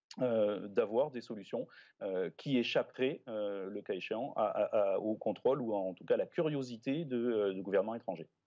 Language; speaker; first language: French; native; French